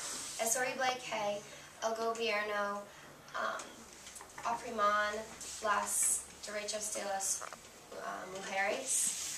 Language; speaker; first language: Spanish; non-native, learner; English